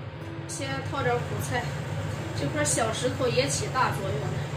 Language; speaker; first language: Chinese; native; Chinese